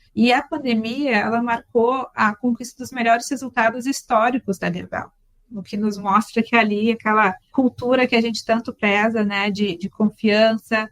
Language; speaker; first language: Portuguese; native; Portuguese